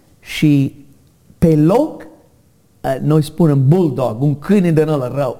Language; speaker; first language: Romanian; non-native, learner; English